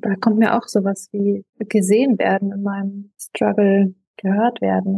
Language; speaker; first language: German; native; German